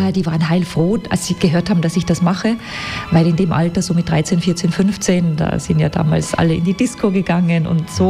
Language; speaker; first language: German; native; German